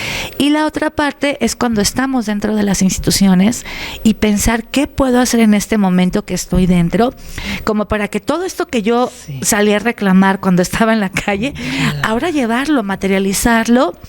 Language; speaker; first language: Spanish; native; Spanish